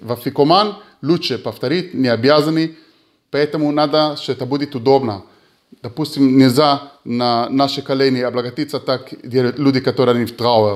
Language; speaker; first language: Russian; early bilingual, heritage; Hebrew